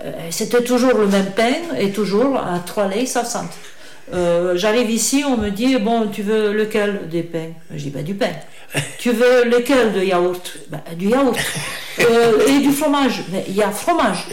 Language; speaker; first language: French; non-native, fluent; Romanian